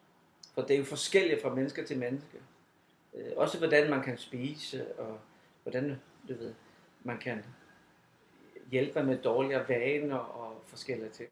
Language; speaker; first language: Danish; non-native, fluent; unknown